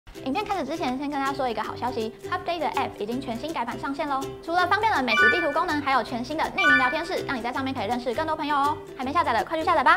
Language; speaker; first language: Chinese; native; Chinese